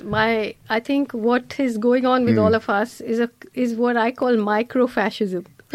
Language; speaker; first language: English; non-native, local second language; Malayalam